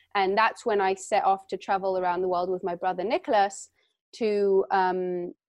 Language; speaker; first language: English; native; English